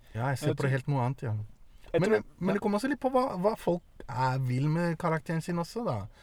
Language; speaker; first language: Norwegian; early bilingual, other home language; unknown